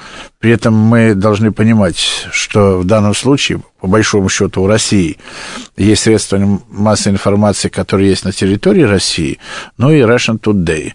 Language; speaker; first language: Russian; native; Russian